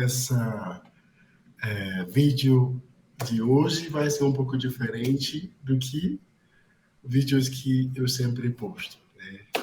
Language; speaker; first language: Portuguese; non-native, fluent; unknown